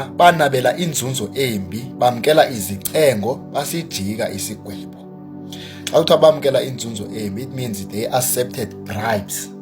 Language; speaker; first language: Zulu; non-native, local second language; Xhosa